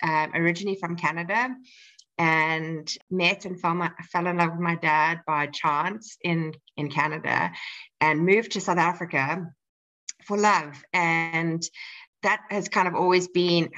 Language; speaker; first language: English; native; English